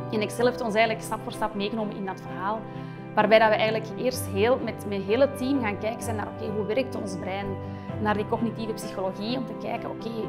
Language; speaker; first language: Dutch; native; Dutch